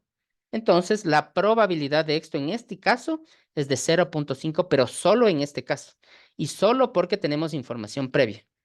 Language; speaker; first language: Spanish; native; Spanish